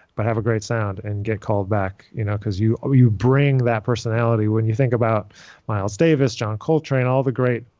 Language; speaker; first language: English; native; English